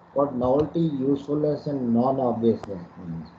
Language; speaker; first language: English; non-native, local second language; Urdu